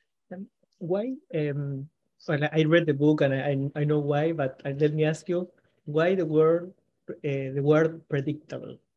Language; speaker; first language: English; non-native, fluent; Spanish